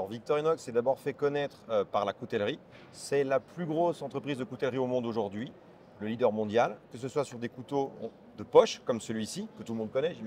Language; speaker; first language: French; native; French